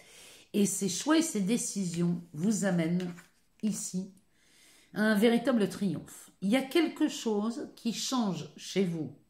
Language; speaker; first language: French; native; French